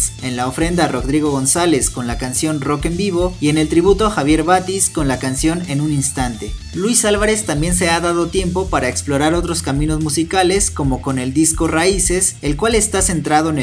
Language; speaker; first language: Spanish; native; Spanish